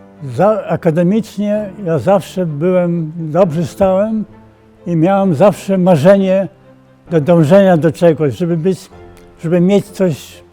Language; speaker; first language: Polish; early bilingual, heritage; Polish